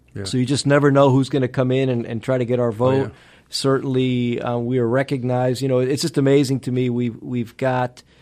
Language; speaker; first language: English; early bilingual, other home language; Spanish